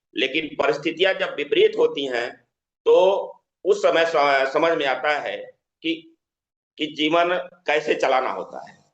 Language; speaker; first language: Hindi; native; Hindi